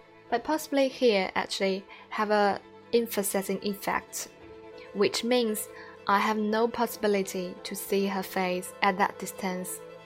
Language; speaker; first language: English; non-native, fluent; Chinese